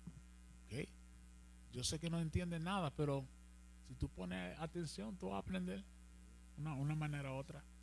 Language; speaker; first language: Spanish; early bilingual, heritage; Spanish